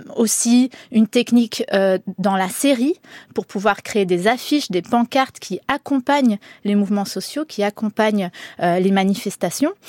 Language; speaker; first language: French; early bilingual, heritage; Spanish